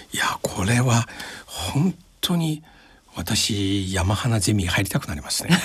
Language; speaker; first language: Japanese; non-native, fluent; Chinese